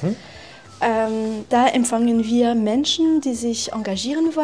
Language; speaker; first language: German; non-native, fluent; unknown